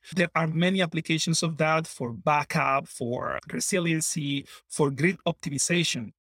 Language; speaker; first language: English; non-native, fluent; Spanish